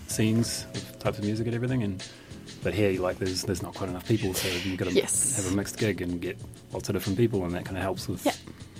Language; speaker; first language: English; native; English